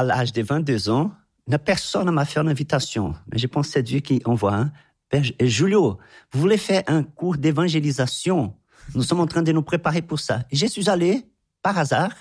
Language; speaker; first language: French; non-native, fluent; Portuguese